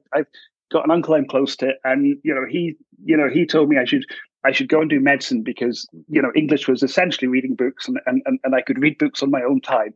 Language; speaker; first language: English; native; English